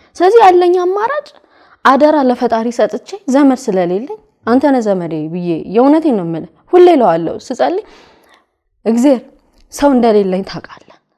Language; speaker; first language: Amharic; native; Amharic